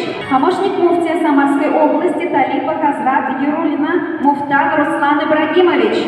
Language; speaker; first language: Russian; native; Russian